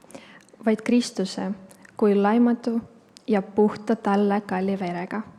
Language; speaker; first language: Estonian; non-native, local second language; Russian